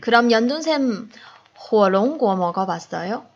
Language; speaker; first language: Korean; non-native, fluent; Chinese